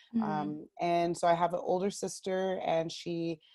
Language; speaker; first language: English; native; English